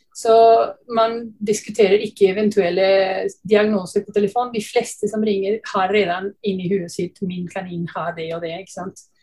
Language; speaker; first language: Norwegian; non-native, fluent; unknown